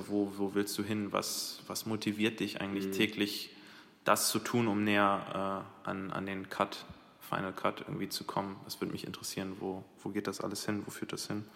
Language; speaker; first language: German; early bilingual, other home language; Arabic